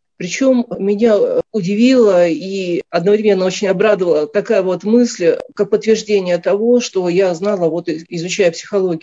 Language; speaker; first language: Russian; native; Russian